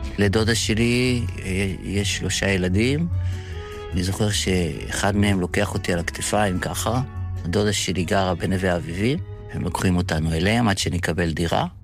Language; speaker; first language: Hebrew; early bilingual, other home language; Yiddish